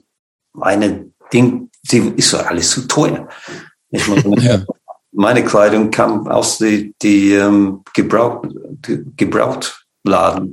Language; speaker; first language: German; non-native, fluent; English